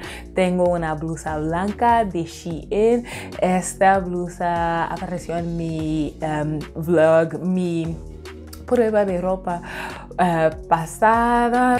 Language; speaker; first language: Spanish; non-native, fluent; English